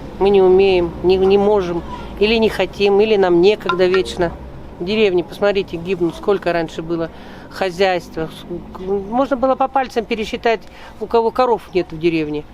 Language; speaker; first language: Russian; native; Russian